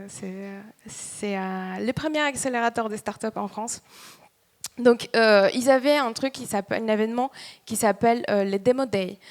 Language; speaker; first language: French; non-native, fluent; Spanish